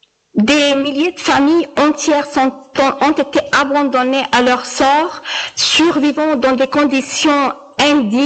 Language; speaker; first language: French; non-native, local second language; Arabic